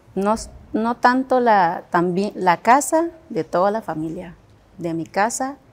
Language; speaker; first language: Spanish; non-native, local second language; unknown